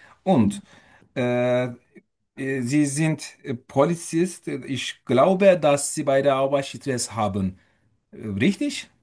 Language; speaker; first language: German; non-native, fluent; Turkish